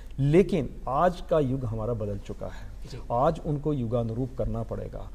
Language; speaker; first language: Hindi; native; Hindi